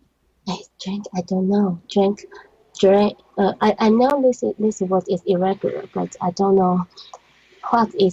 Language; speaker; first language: English; non-native, learner; Chinese